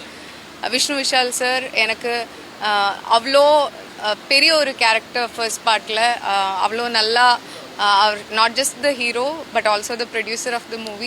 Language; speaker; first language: Tamil; non-native, fluent; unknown